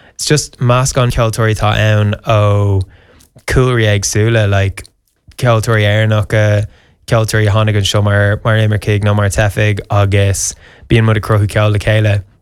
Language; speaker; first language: Irish; non-native, local second language; English